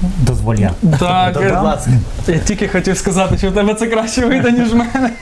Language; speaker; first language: Ukrainian; non-native, local second language; Russian